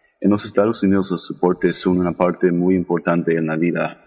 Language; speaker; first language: Spanish; non-native, learner; English